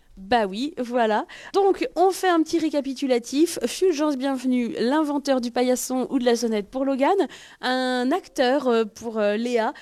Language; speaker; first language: French; native; French